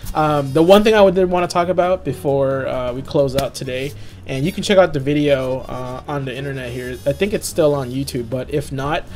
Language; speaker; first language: English; native; English